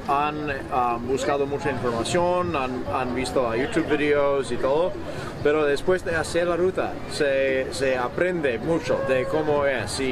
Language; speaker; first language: Spanish; non-native, fluent; English